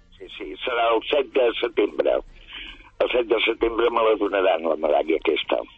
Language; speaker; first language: Catalan; native; Catalan